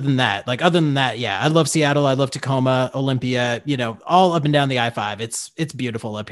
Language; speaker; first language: English; native; English